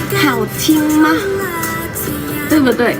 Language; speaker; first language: Chinese; non-native, learner; Thai